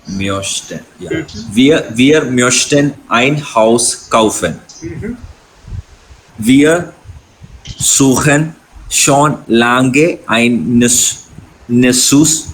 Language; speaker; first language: German; non-native, learner; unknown